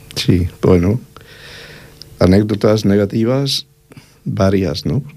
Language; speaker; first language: Spanish; native; Spanish